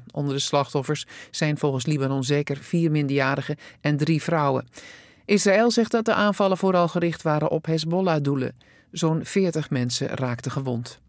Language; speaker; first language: Dutch; native; Dutch